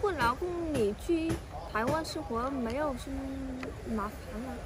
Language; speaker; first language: Chinese; non-native, learner; Vietnamese